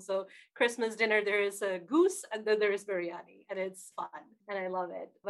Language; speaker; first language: English; non-native, local second language; Bangla